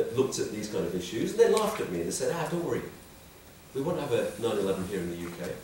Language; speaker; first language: English; native; English